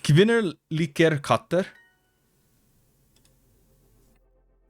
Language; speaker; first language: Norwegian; non-native, learner; English